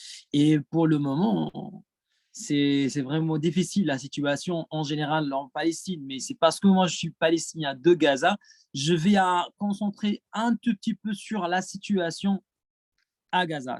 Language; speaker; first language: French; non-native, fluent; Arabic